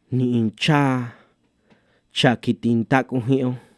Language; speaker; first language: English; non-native, fluent; Mixtepec Mixtec